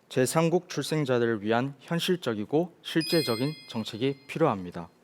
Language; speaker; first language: Korean; early bilingual, other home language; Chinese